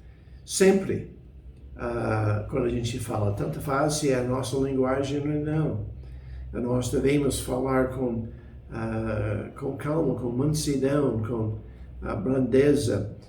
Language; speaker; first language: Portuguese; non-native, fluent; English